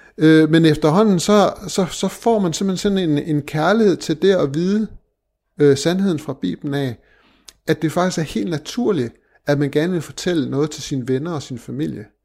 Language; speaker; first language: Danish; native; Danish